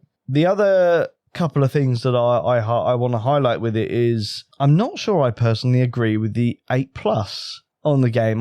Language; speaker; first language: English; native; English